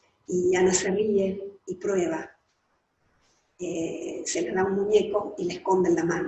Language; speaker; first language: Spanish; native; Spanish